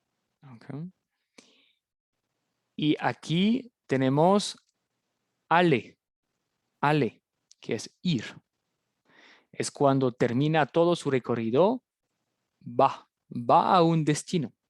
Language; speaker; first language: Spanish; non-native, fluent; French